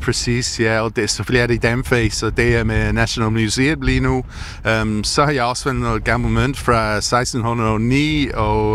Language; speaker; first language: Danish; non-native, fluent; English